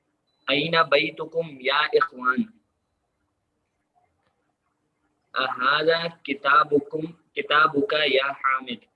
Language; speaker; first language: Arabic; non-native, learner; Urdu